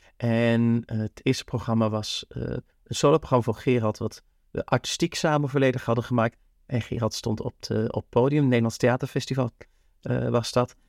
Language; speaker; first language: Dutch; native; Dutch